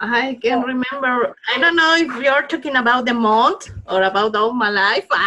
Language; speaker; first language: English; non-native, learner; Spanish